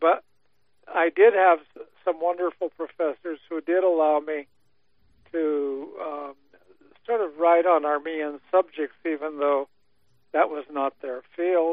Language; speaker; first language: English; native; English